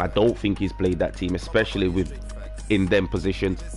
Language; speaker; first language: English; native; English